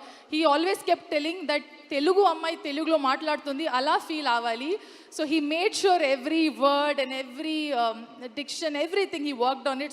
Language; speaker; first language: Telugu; non-native, learner; Tulu